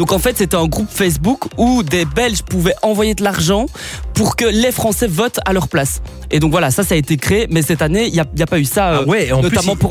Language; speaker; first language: French; native; French